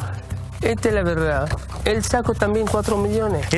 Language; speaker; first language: Spanish; non-native, learner; Arabic